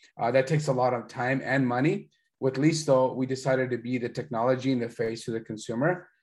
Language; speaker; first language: English; early bilingual, other home language; Spanish